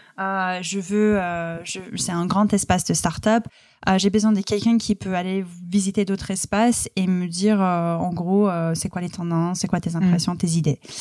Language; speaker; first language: French; non-native, fluent; English